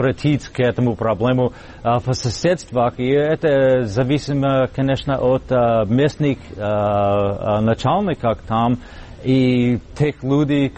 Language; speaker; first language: Russian; non-native, learner; English